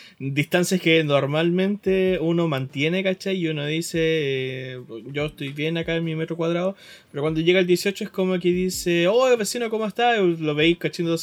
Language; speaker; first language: Spanish; native; Spanish